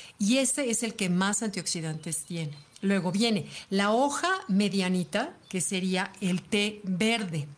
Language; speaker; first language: Spanish; native; Spanish